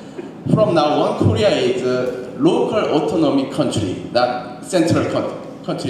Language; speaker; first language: English; non-native, learner; Korean